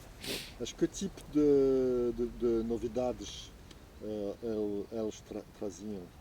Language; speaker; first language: Portuguese; non-native, fluent; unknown